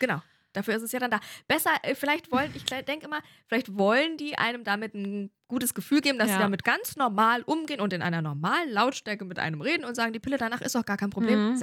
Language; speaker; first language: German; native; German